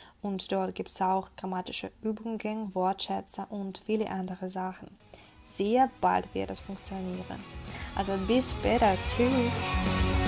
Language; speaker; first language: German; non-native, fluent; Russian